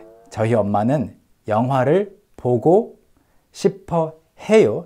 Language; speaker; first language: Korean; native; Korean